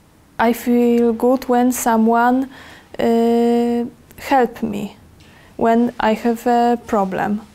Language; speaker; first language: English; non-native, learner; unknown